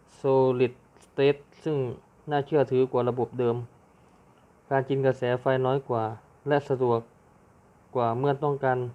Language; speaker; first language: Thai; native; Thai